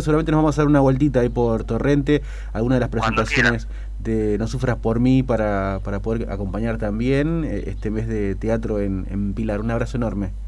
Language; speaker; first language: Spanish; native; Spanish